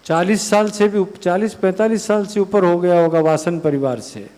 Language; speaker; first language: Hindi; non-native, local second language; Gujarati